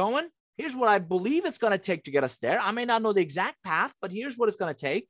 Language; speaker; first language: English; early bilingual, other home language; Persian